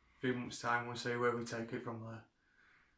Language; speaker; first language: English; native; English